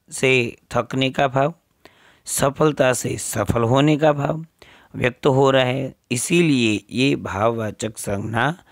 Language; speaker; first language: Hindi; non-native, local second language; Gujarati